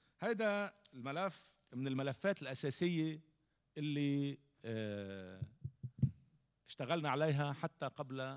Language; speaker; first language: Arabic; native; Arabic